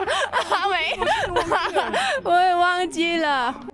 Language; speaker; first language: Chinese; non-native, learner; Vietnamese